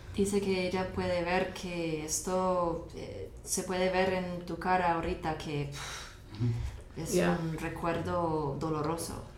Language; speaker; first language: Spanish; non-native, fluent; English